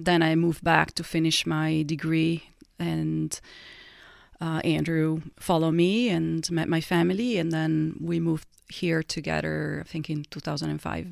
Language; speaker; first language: English; non-native, fluent; Italian